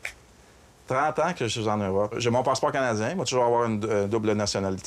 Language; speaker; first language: French; native; French